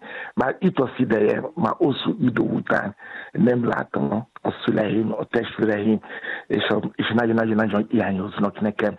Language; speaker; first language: Hungarian; non-native, learner; Yoruba